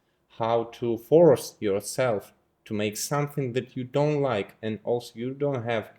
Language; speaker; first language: English; non-native, fluent; Russian